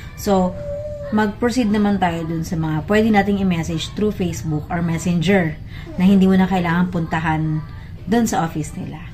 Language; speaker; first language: Filipino; native; Filipino